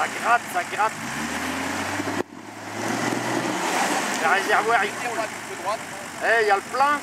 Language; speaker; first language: French; native; French